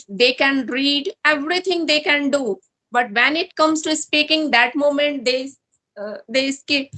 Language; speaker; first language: English; non-native, learner; Hindi